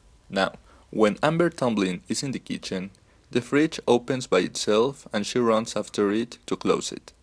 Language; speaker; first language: English; non-native, fluent; Spanish